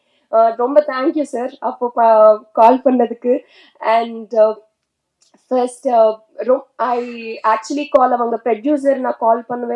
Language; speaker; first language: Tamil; non-native, learner; Telugu